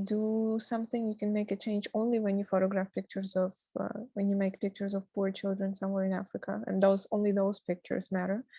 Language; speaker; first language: English; non-native, fluent; Ukrainian